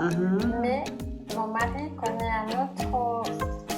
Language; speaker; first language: French; non-native, learner; Thai